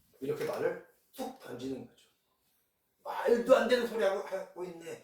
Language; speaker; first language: Korean; native; Korean